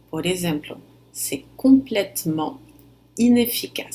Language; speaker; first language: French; non-native, fluent; Portuguese